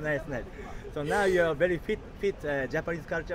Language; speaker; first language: English; non-native, learner; Japanese